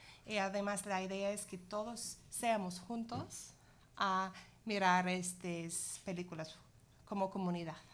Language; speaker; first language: Spanish; non-native, fluent; English